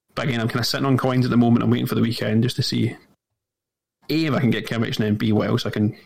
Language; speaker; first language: English; native; English